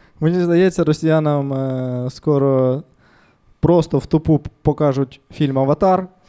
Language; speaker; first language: Ukrainian; non-native, local second language; Russian